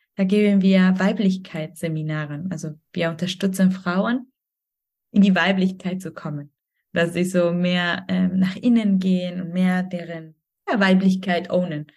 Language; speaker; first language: German; non-native, fluent; Spanish